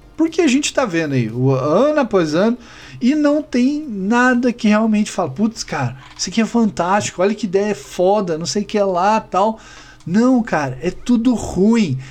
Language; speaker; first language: Portuguese; native; Portuguese